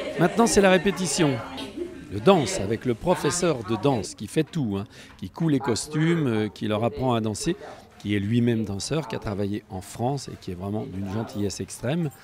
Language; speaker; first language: French; native; French